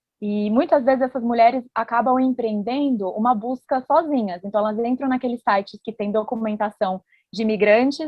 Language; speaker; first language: Portuguese; native; Portuguese